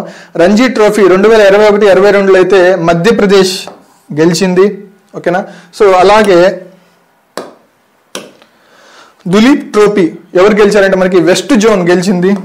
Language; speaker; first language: Telugu; native; Telugu